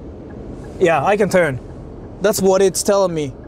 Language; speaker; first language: English; native; English